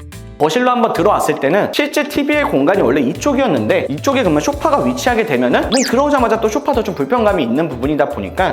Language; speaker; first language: Korean; native; Korean